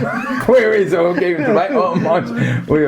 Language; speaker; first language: French; non-native, learner; English